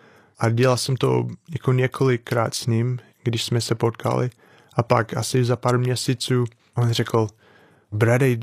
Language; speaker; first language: Czech; non-native, fluent; English